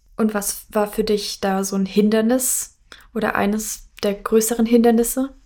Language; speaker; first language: German; native; German